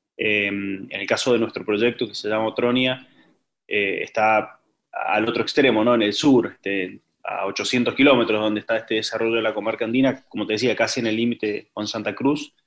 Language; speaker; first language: Spanish; native; Spanish